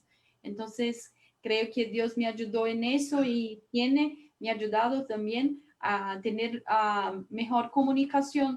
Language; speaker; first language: Spanish; non-native, fluent; Portuguese